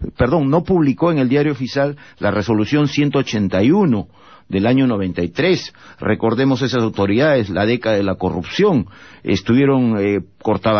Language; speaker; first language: Spanish; native; Spanish